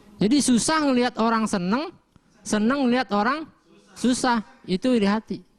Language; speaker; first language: Indonesian; native; Indonesian